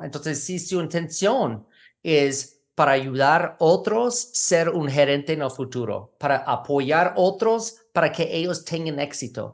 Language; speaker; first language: Spanish; non-native, learner; English